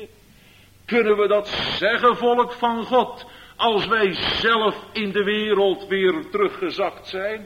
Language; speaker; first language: Dutch; native; Dutch